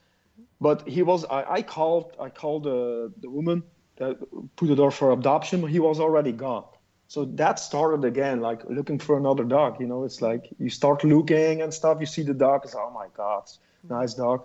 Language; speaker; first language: English; non-native, fluent; Dutch